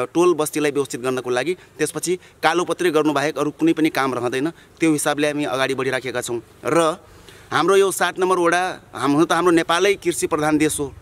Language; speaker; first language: Nepali; non-native, local second language; Dangaura Tharu